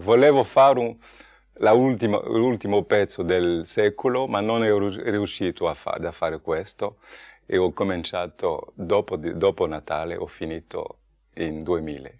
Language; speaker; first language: Italian; non-native, fluent; French